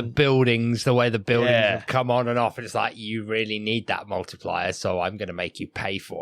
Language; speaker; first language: English; native; English